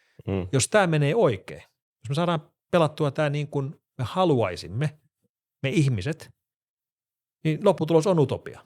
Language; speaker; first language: Finnish; native; Finnish